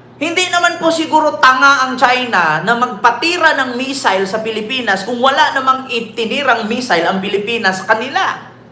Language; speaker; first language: Filipino; native; Filipino